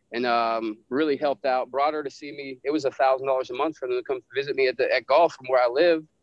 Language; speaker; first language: English; native; English